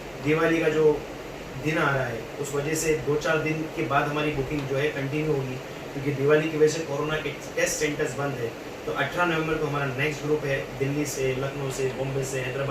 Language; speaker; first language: Hindi; native; Hindi